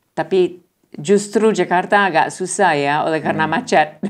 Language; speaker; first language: Indonesian; non-native, learner; English